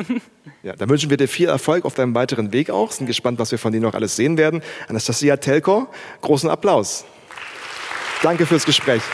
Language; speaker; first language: German; native; German